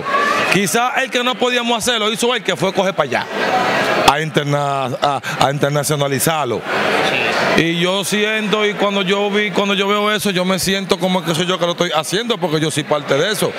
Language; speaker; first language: Spanish; native; Spanish